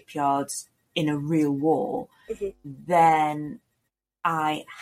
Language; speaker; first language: English; native; English